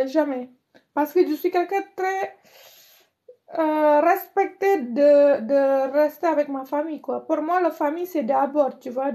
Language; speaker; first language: French; non-native, learner; Indonesian